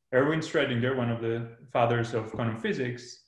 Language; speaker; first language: English; non-native, fluent; Greek